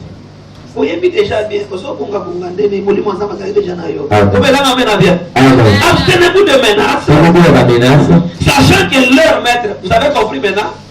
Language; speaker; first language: French; non-native, local second language; Lingala